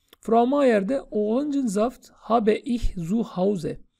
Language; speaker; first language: German; non-native, fluent; Turkish